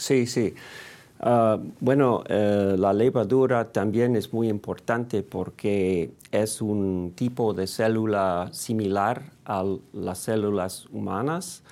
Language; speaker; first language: Spanish; non-native, fluent; English